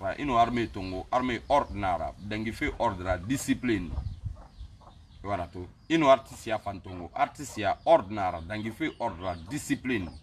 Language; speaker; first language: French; non-native, local second language; Susu